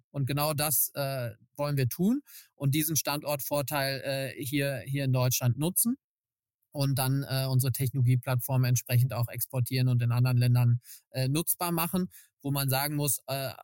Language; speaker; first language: German; native; German